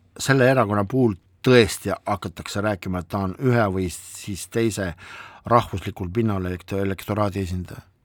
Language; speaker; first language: Estonian; non-native, local second language; Russian